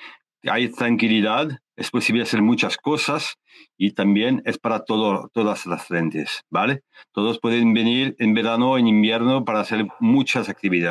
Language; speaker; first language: Spanish; non-native, learner; French